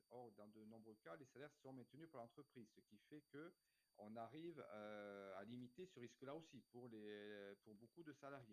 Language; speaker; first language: French; native; French